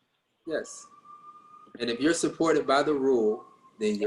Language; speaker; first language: English; native; English